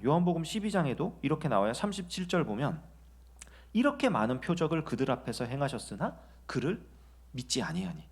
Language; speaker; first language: Korean; native; Korean